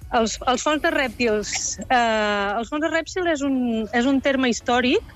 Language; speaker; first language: Catalan; native; Catalan